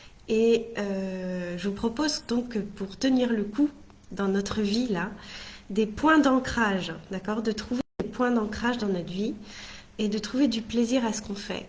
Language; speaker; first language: French; native; French